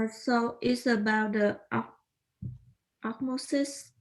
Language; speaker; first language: English; non-native, learner; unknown